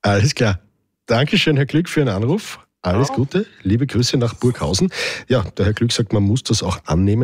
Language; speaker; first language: German; native; German